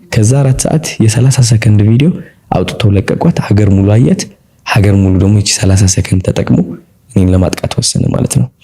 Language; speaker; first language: Amharic; non-native, local second language; Tigrinya